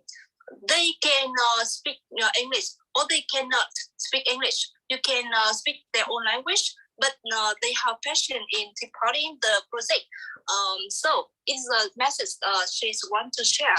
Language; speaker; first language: English; non-native, learner; Vietnamese